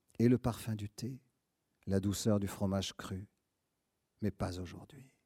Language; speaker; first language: French; native; French